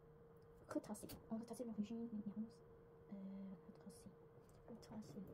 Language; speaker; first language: French; non-native, learner; Korean